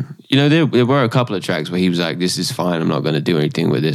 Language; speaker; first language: English; native; English